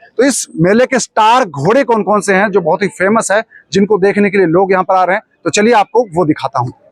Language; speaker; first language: Hindi; native; Hindi